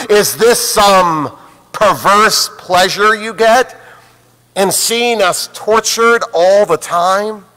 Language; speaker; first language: English; native; English